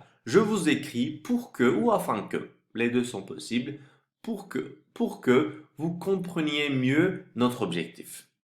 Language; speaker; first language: French; non-native, fluent; Turkish